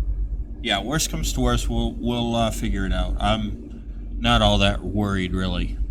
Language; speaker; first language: English; native; English